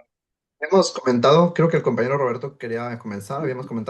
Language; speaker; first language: Spanish; native; Spanish